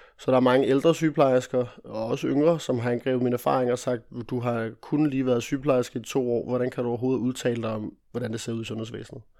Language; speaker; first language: Danish; early bilingual, other home language; Italian